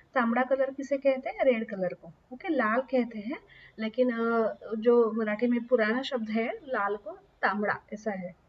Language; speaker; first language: Hindi; non-native, local second language; Marathi